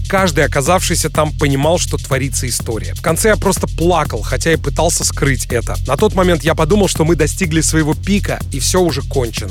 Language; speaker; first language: Russian; native; Russian